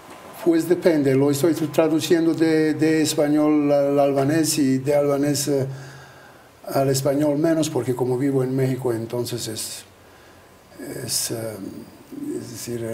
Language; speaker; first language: Spanish; non-native, fluent; Albanian